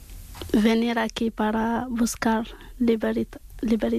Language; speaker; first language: Spanish; non-native, learner; Arabic